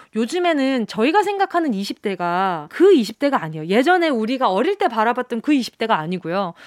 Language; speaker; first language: Korean; native; Korean